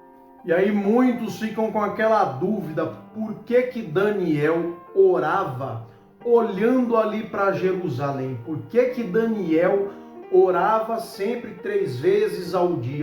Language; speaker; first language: Portuguese; native; Portuguese